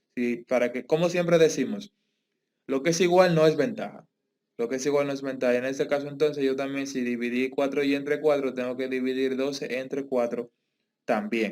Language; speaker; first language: Spanish; native; Spanish